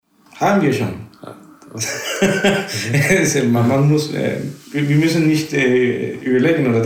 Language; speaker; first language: German; non-native, fluent; Spanish